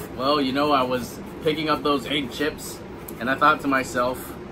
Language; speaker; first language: English; native; English